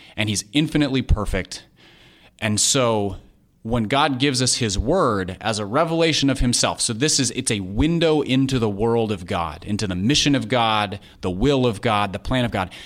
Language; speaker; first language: English; native; English